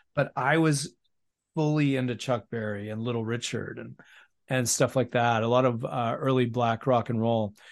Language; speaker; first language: English; native; English